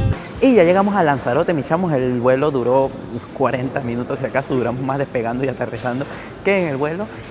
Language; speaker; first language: Spanish; native; Spanish